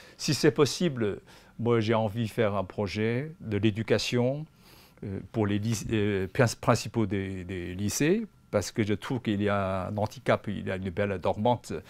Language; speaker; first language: French; non-native, fluent; Chinese